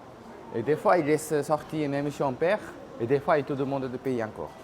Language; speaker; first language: French; non-native, fluent; Japanese